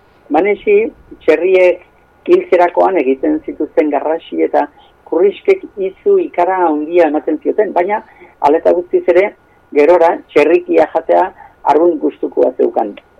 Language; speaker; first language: Basque; non-native, local second language; Spanish